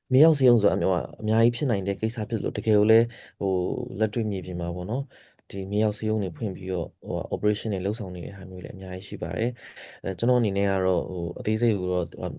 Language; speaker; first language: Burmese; non-native, local second language; S'gaw Karen